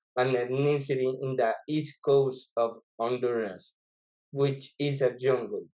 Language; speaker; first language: English; non-native, fluent; Spanish